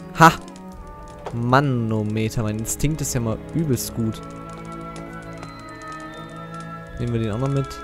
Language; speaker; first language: German; native; German